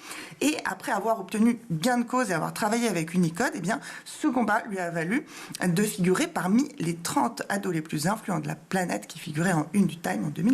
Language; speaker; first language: French; native; French